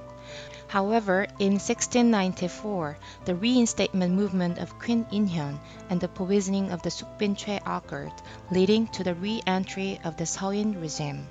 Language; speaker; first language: English; non-native, fluent; Korean